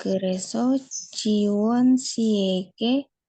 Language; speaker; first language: Korean; non-native, learner; Indonesian